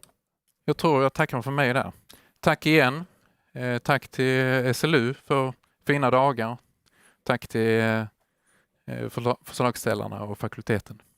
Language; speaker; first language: Swedish; native; Swedish